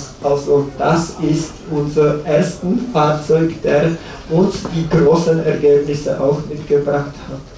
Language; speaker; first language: German; non-native, learner; Czech